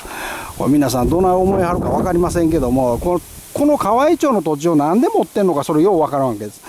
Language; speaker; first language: Japanese; native; Japanese